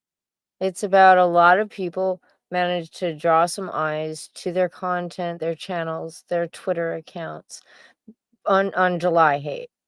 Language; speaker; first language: English; native; English